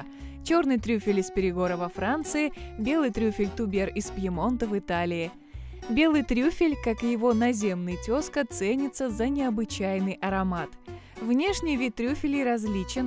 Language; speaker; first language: Russian; native; Russian